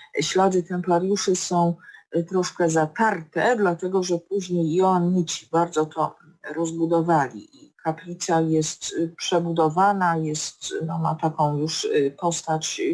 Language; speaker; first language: Polish; native; Polish